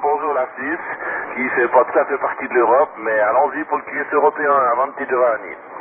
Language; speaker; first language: French; native; French